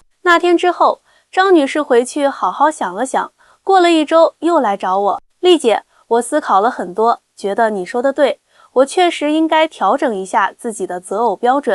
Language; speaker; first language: Chinese; native; Chinese